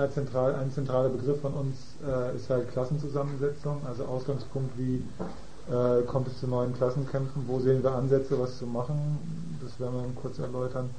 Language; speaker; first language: German; native; German